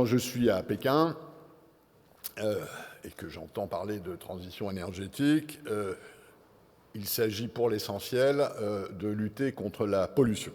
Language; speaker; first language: French; native; French